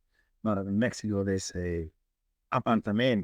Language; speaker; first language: English; non-native, learner; Spanish